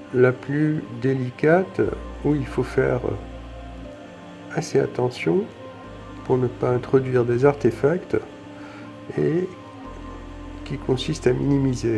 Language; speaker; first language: French; native; French